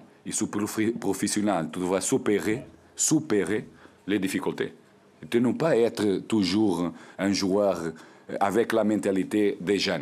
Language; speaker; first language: French; non-native, learner; Portuguese